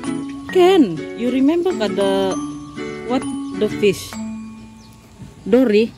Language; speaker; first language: English; non-native, local second language; Malay